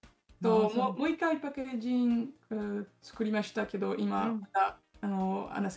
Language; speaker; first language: Japanese; non-native, learner; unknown